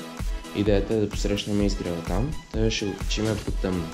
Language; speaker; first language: Bulgarian; native; Bulgarian